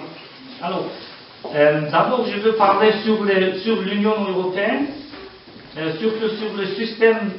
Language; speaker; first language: French; non-native, learner; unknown